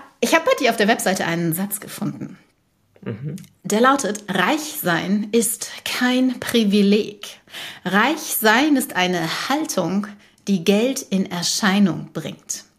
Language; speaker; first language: German; native; German